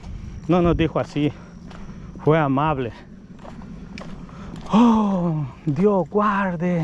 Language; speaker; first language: Spanish; native; Spanish